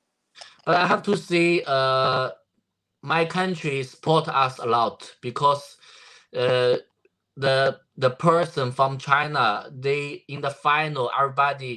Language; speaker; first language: English; non-native, learner; Chinese